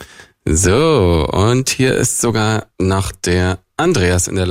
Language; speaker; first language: German; native; German